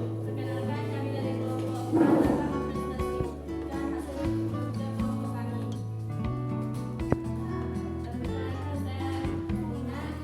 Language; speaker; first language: Indonesian; native; Indonesian